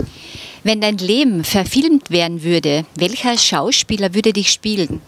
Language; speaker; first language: German; native; German